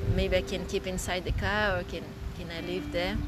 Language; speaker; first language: English; non-native, learner; Portuguese